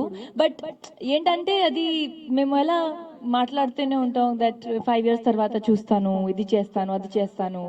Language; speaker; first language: Telugu; non-native, local second language; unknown